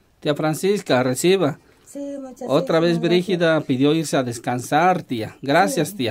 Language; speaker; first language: Spanish; native; Spanish